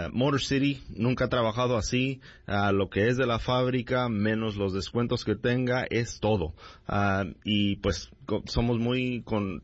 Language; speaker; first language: Spanish; early bilingual, heritage; Spanish